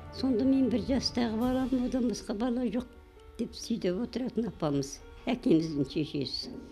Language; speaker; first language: Kazakh; native; Kazakh